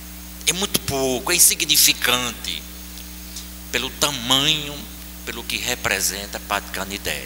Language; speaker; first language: Portuguese; native; Portuguese